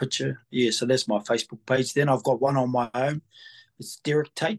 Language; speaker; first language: English; native; English